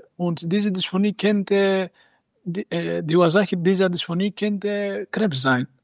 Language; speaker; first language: German; non-native, fluent; Greek